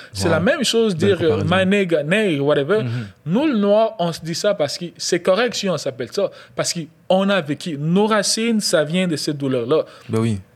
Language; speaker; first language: French; non-native, local second language; Lingala